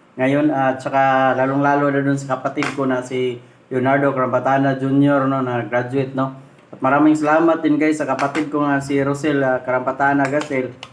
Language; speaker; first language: Filipino; non-native, local second language; Cebuano